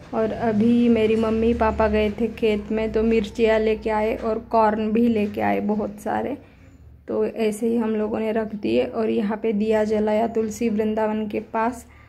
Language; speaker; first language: Hindi; non-native, local second language; Marathi